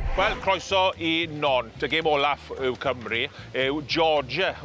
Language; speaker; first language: Welsh; non-native, learner; English